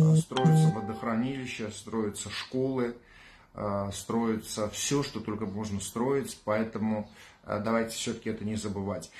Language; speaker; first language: Russian; non-native, local second language; Armenian